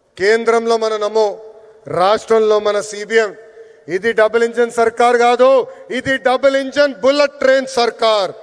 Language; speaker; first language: Telugu; native; Telugu